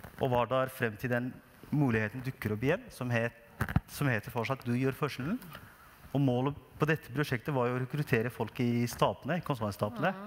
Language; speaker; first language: Norwegian; non-native, fluent; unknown